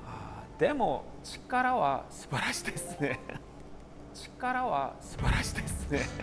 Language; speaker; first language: Japanese; non-native, fluent; Korean